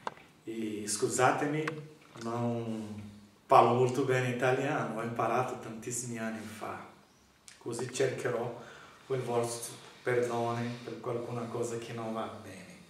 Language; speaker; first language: Italian; non-native, learner; Portuguese